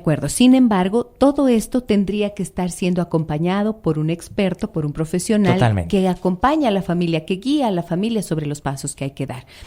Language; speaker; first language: Spanish; native; Spanish